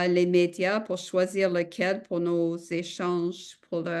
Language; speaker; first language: French; non-native, fluent; English